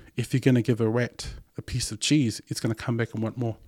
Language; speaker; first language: English; non-native, local second language; Samoan